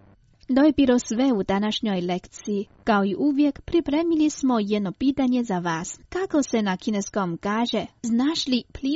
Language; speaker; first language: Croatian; non-native, fluent; Chinese